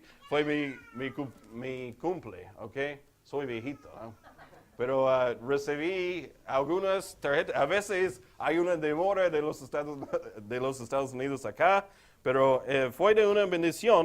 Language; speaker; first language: Spanish; non-native, fluent; English